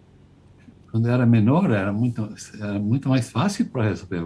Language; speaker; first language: Portuguese; non-native, fluent; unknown